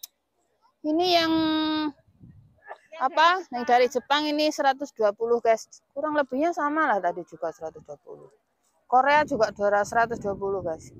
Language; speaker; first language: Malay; non-native, local second language; Javanese